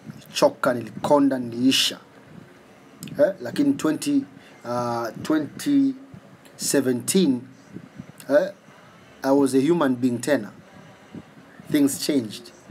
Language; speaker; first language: English; non-native, local second language; Swahili